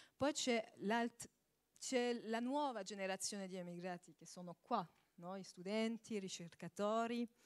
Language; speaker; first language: Italian; early bilingual, heritage; Italian